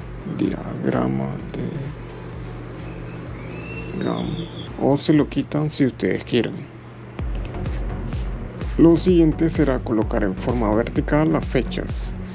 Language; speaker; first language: Spanish; native; Spanish